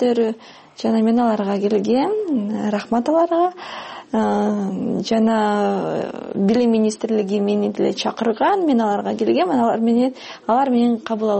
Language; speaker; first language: Kyrgyz; non-native, fluent; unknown